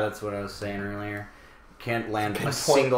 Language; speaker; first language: English; native; English